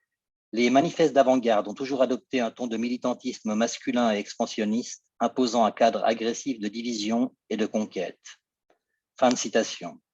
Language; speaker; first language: French; native; French